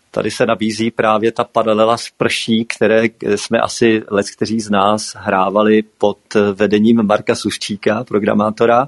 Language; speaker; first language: Czech; native; Czech